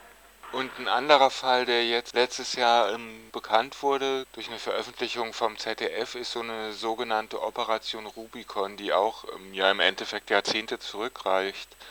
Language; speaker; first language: German; native; German